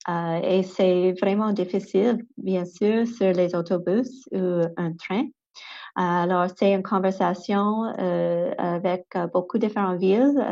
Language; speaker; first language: French; non-native, local second language; English